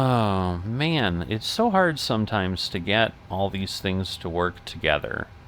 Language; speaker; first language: English; native; English